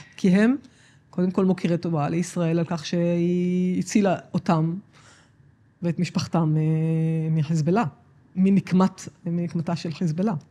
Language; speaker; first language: Hebrew; native; Hebrew